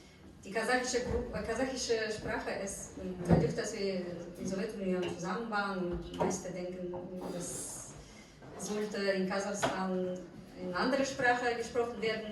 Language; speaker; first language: German; non-native, fluent; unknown